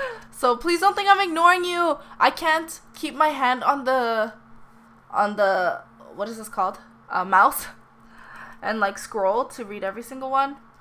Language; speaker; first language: English; early bilingual, other home language; Korean